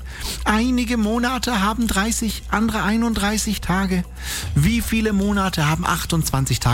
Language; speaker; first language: German; native; German